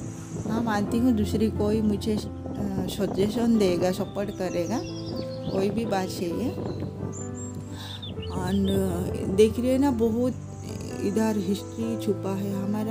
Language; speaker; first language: Hindi; non-native, local second language; Odia